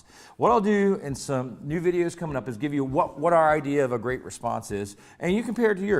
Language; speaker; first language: English; native; English